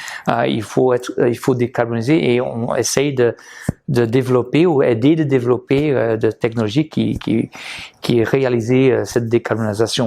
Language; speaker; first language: French; non-native, fluent; Dutch